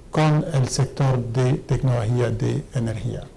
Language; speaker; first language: Spanish; non-native, fluent; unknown